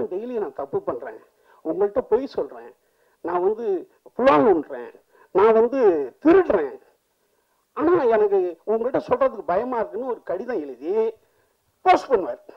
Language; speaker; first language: Tamil; native; Tamil